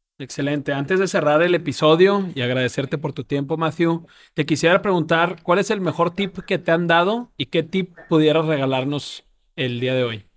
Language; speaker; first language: Spanish; native; Spanish